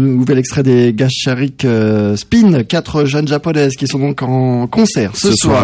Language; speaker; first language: French; native; French